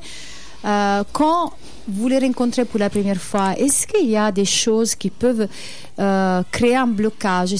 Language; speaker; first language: French; native; French